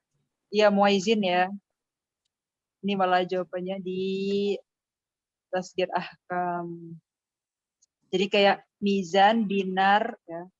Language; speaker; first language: Indonesian; native; Indonesian